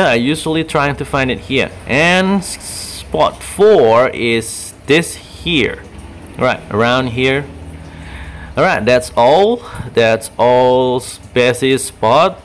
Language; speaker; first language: English; non-native, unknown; Indonesian